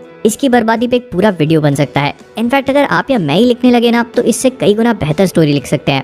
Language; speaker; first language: Hindi; native; Hindi